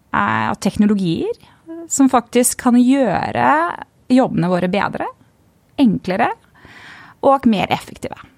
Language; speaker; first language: Norwegian; non-native, fluent; Lithuanian